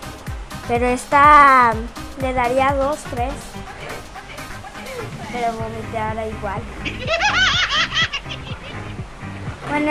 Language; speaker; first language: Spanish; native; Spanish